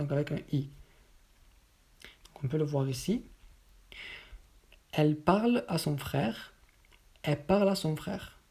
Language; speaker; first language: French; native; French